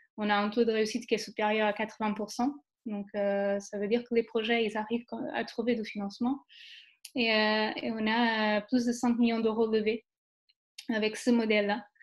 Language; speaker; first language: French; non-native, fluent; Portuguese